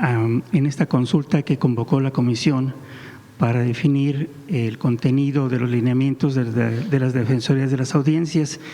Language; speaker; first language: Spanish; native; Spanish